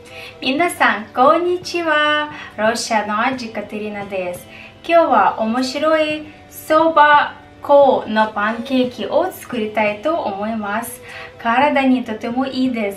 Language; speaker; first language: Japanese; non-native, fluent; Russian